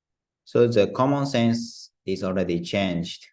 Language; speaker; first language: English; non-native, learner; Japanese